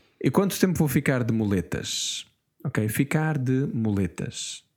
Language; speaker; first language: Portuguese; non-native, learner; English